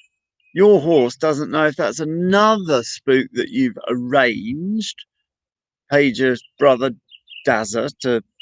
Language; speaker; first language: English; native; English